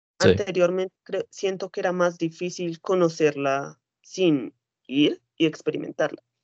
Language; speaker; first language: Spanish; native; Spanish